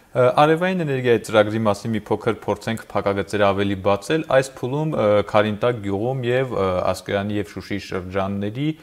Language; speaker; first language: Armenian; native; Armenian